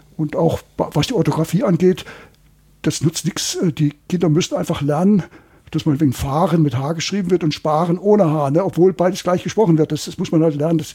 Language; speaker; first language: German; native; German